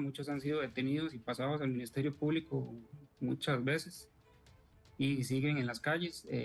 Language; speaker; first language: Spanish; native; Spanish